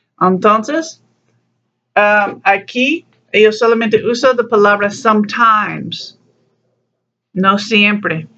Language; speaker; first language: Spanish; non-native, learner; English